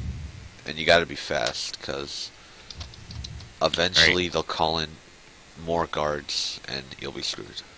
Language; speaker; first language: English; native; English